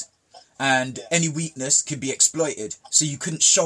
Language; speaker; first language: English; early bilingual, other home language; Jamaican Creole English